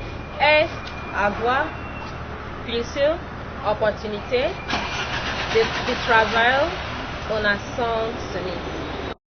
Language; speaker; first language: French; non-native, learner; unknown